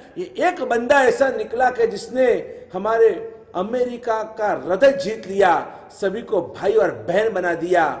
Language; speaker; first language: Hindi; non-native, local second language; Gujarati